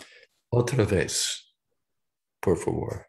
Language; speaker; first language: Spanish; non-native, learner; English